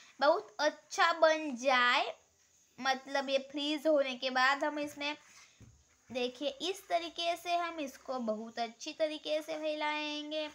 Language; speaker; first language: Hindi; non-native, local second language; Marathi